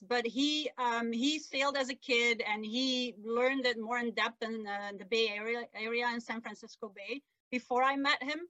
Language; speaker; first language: English; non-native, fluent; Dutch